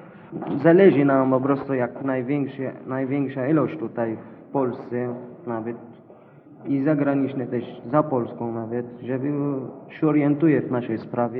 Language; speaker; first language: Polish; non-native, learner; Arabic